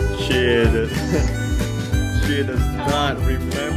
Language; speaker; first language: English; non-native, fluent; Indonesian